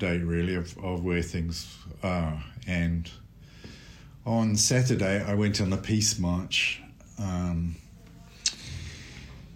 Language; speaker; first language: English; native; English